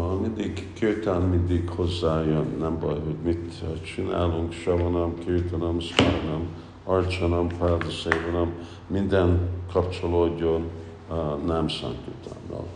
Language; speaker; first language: Hungarian; early bilingual, heritage; Hungarian